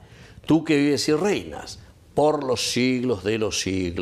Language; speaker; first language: Spanish; native; Spanish